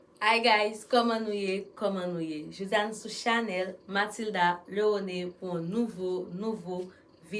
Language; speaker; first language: French; non-native, learner; Haitian Creole